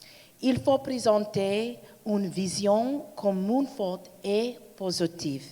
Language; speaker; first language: French; non-native, learner; English